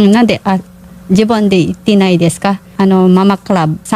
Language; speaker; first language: Japanese; non-native, learner; Filipino